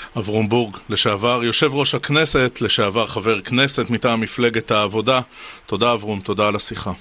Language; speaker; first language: Hebrew; native; Hebrew